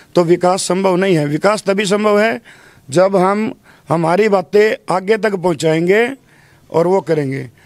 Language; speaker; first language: Hindi; native; Hindi